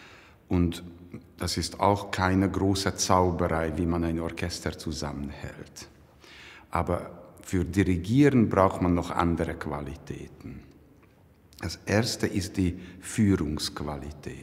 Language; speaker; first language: German; non-native, fluent; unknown